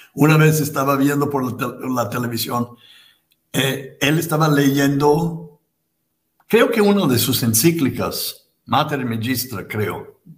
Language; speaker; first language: Spanish; non-native, fluent; English